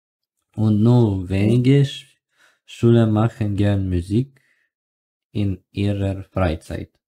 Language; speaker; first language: German; non-native, learner; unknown